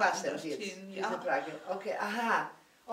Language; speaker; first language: German; non-native, learner; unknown